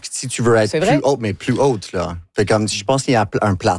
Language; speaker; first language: French; non-native, local second language; English